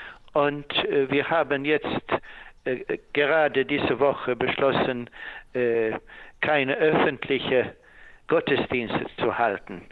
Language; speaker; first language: German; non-native, fluent; Swedish